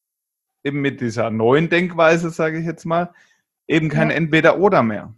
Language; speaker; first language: German; native; German